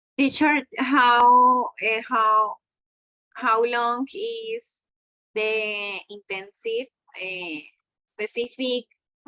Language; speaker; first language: English; non-native, learner; Spanish